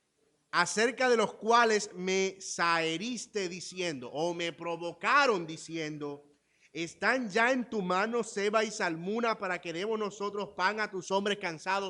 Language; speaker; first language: Spanish; native; Spanish